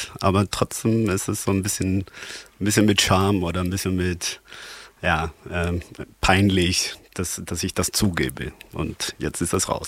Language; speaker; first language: German; non-native, fluent; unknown